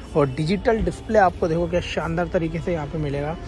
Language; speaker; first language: Hindi; native; Hindi